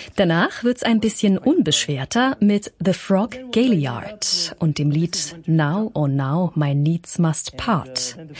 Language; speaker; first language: German; native; German